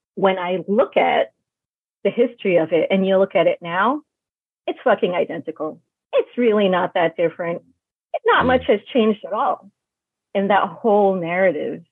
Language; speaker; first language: English; native; English